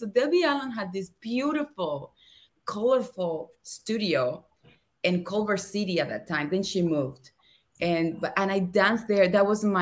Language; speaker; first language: English; non-native, fluent; Spanish